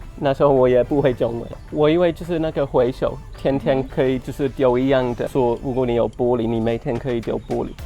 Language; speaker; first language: Chinese; non-native, fluent; English